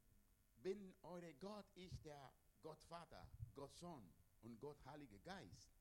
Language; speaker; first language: German; non-native, learner; Spanish